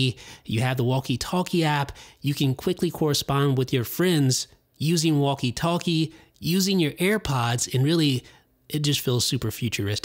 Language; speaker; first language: English; native; English